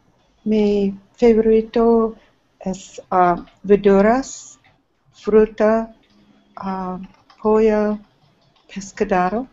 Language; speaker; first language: Spanish; non-native, learner; English